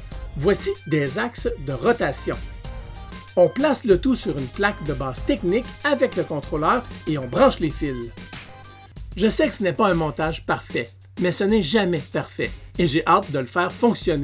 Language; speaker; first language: French; native; French